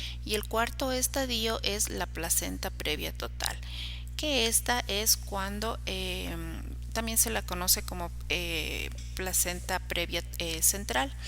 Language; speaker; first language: Spanish; native; Spanish